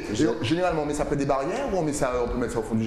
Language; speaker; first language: French; native; French